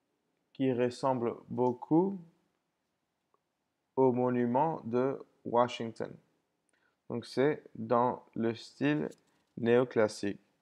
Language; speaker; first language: French; non-native, fluent; English